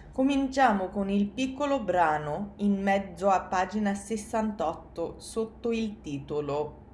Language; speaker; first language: Italian; non-native, fluent; English